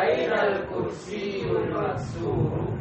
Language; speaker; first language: Arabic; non-native, learner; Indonesian